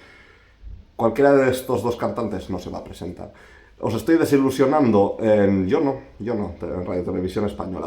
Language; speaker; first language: Spanish; native; Spanish